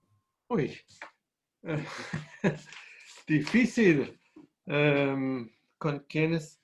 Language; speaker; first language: Spanish; non-native, fluent; German